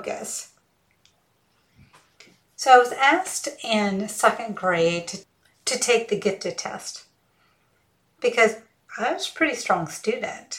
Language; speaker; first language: English; early bilingual, other home language; Hindi